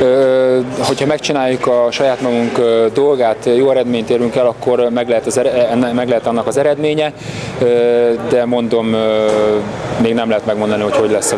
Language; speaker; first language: Hungarian; native; Hungarian